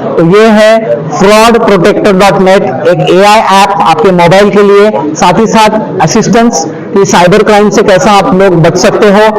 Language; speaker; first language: Hindi; non-native, local second language; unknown